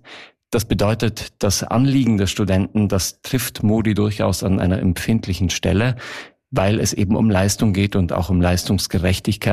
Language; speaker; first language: German; native; German